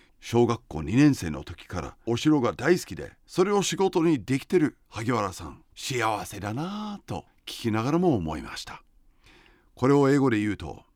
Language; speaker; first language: Japanese; non-native, fluent; English